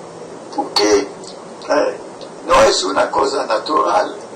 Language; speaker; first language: Spanish; non-native, fluent; French